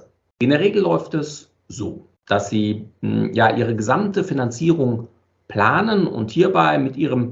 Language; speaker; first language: German; native; German